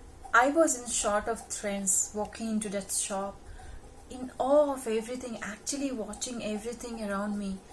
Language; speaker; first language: English; non-native, local second language; Hindi